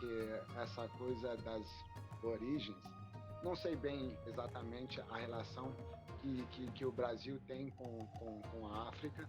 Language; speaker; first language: Portuguese; non-native, fluent; French